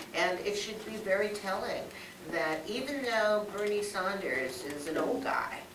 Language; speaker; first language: English; native; English